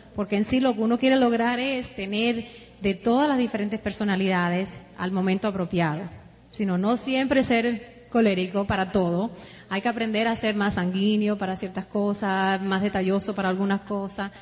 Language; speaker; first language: Spanish; early bilingual, heritage; Spanish